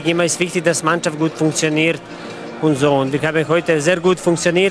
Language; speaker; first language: German; non-native, fluent; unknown